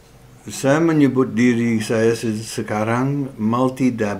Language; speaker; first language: Indonesian; non-native, fluent; English